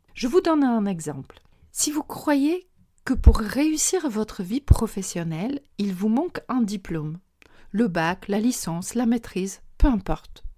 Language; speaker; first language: French; non-native, fluent; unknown